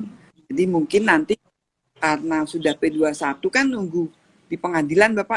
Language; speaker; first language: Indonesian; native; Indonesian